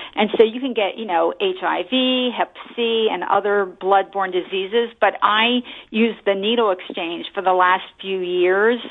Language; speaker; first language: English; native; English